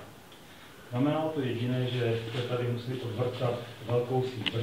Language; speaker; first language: Czech; native; Czech